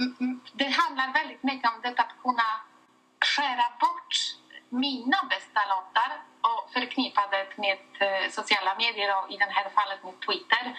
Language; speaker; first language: Swedish; non-native, fluent; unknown